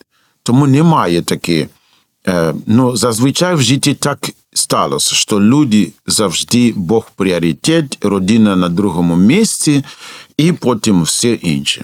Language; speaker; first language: Ukrainian; non-native, fluent; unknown